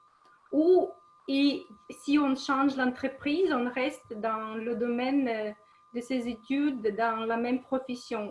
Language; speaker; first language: French; non-native, fluent; Russian